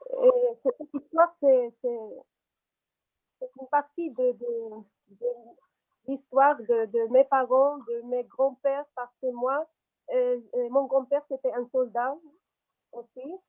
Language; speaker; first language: French; non-native, local second language; Arabic